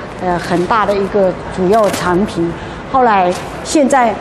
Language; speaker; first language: Chinese; native; Chinese